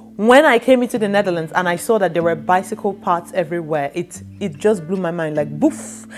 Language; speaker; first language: English; non-native, local second language; Igbo